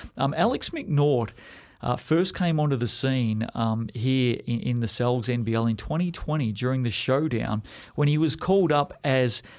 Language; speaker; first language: English; native; English